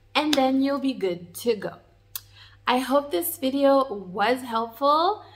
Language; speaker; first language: English; native; English